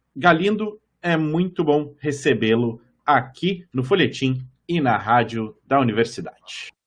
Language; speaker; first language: Portuguese; native; Portuguese